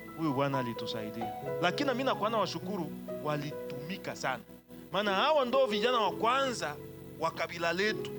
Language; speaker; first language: Swahili; non-native, local second language; Bembe